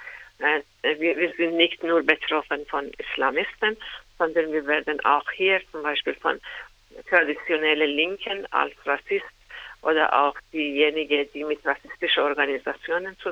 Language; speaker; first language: German; non-native, fluent; Persian